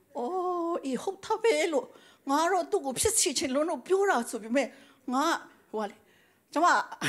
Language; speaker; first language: Burmese; non-native, local second language; Tedim Chin